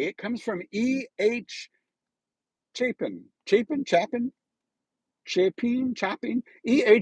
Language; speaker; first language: English; native; English